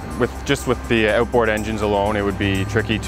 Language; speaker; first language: English; native; English